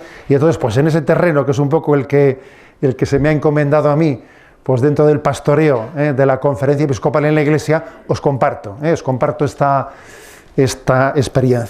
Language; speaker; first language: Spanish; native; Spanish